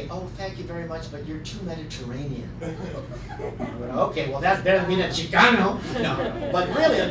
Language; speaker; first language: English; native; English